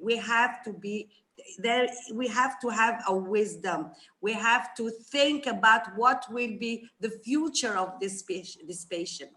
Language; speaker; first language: English; non-native, fluent; Arabic